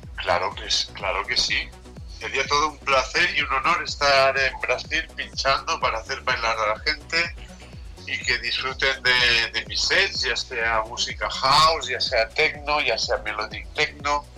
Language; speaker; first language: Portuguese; non-native, learner; Spanish